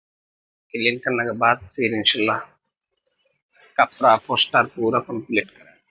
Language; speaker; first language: Hindi; non-native, learner; Bangla